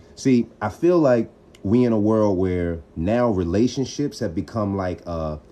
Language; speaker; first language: English; native; English